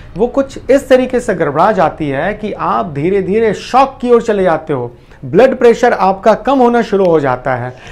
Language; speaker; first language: Hindi; native; Hindi